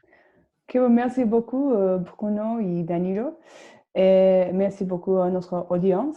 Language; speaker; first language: French; non-native, fluent; English